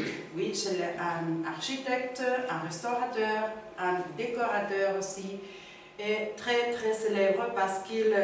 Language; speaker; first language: French; non-native, learner; Spanish